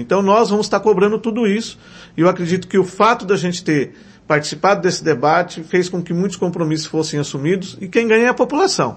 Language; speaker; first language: Portuguese; native; Portuguese